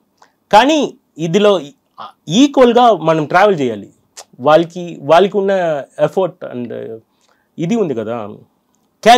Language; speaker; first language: Telugu; non-native, fluent; Tamil